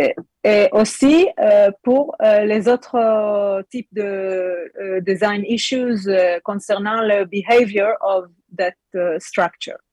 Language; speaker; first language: French; non-native, learner; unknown